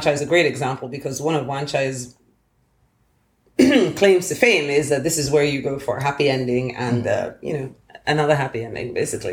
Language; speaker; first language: English; non-native, local second language; Yoruba